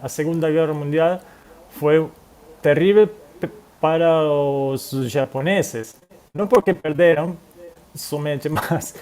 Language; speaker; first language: Portuguese; non-native, fluent; Spanish